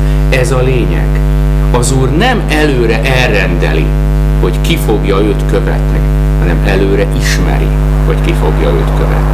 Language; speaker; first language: Hungarian; native; Hungarian